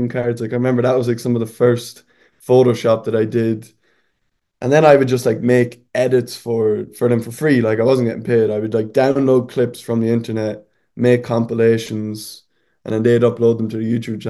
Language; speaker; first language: English; native; English